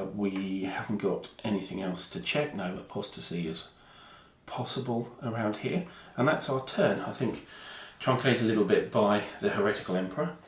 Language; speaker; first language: English; native; English